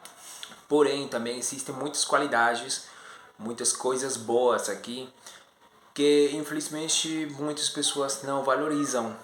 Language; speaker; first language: Portuguese; non-native, fluent; Spanish